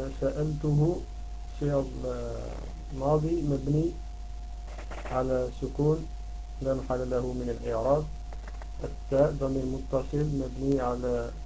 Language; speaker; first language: Arabic; non-native, learner; Dutch